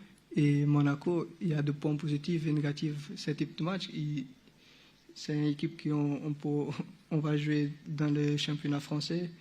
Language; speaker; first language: French; non-native, local second language; Portuguese